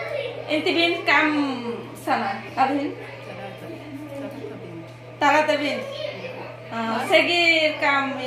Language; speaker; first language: Arabic; non-native, learner; Bangla